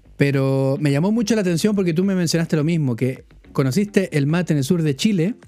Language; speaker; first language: Spanish; native; Spanish